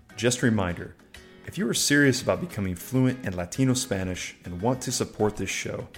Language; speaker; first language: English; native; English